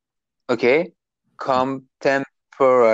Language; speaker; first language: English; non-native, learner; Turkish